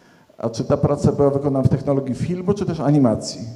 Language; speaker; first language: Polish; native; Polish